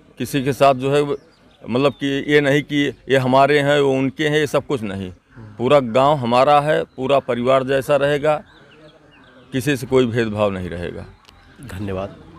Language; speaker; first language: Hindi; native; Hindi